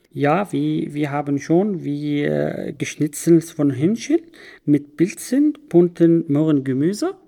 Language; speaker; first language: German; non-native, learner; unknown